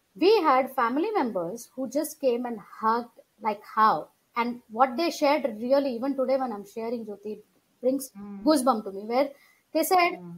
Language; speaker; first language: English; non-native, local second language; Gujarati